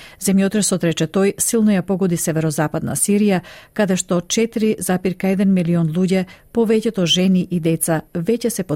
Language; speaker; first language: Macedonian; native; Macedonian